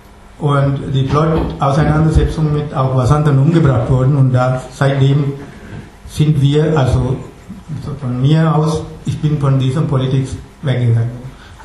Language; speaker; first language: German; non-native, learner; Sinhala